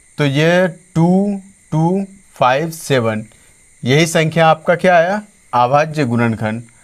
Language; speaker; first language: Hindi; native; Hindi